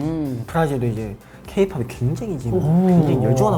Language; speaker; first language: Korean; native; Korean